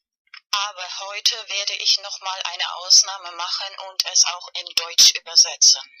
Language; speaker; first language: German; non-native, fluent; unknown